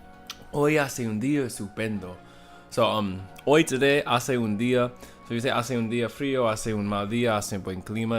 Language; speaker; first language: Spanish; non-native, fluent; English